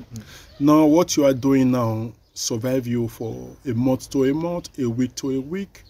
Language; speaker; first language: English; non-native, learner; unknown